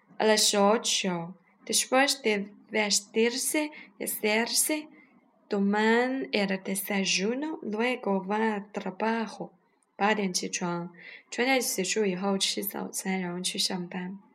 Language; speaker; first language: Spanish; non-native, learner; Chinese